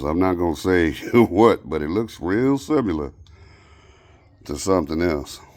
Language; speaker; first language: English; native; English